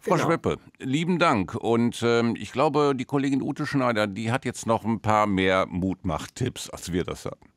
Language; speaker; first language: German; native; German